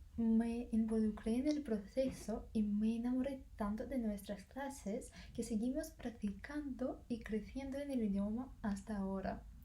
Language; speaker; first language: Spanish; non-native, fluent; Russian